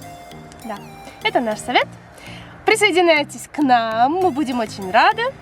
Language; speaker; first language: Russian; early bilingual, heritage; Russian